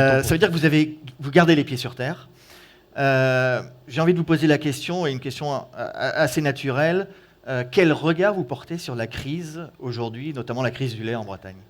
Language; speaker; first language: French; native; French